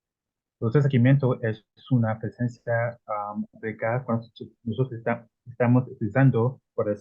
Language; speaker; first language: Spanish; non-native, learner; Italian